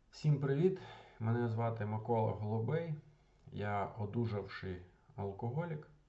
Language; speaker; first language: Ukrainian; non-native, local second language; Russian